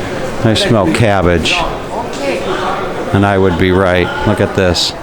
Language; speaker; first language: English; native; English